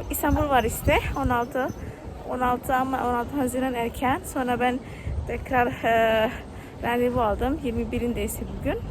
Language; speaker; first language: Turkish; non-native, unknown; Indonesian